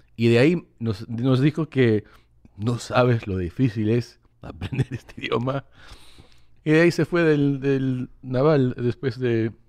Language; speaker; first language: Spanish; early bilingual, heritage; English